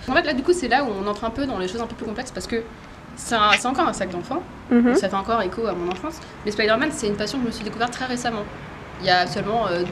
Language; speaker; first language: French; native; French